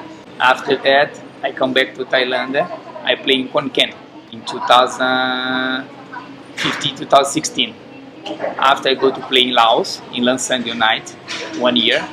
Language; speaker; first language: English; non-native, learner; Portuguese